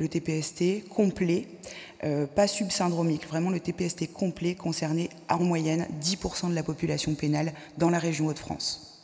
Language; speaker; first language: French; native; French